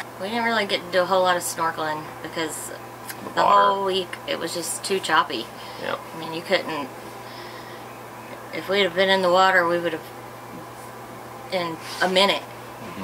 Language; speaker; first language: English; native; English